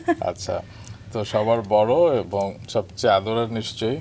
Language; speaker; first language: Bangla; native; Bangla